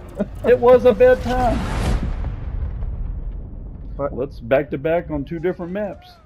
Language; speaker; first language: English; native; English